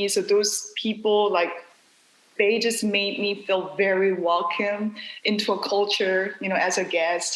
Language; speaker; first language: English; non-native, fluent; Korean